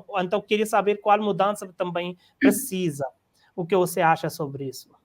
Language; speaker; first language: Portuguese; non-native, learner; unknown